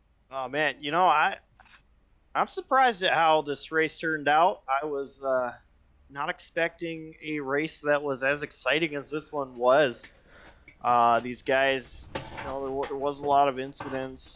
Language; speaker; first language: English; native; English